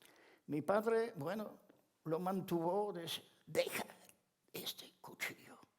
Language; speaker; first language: Spanish; non-native, fluent; Ladino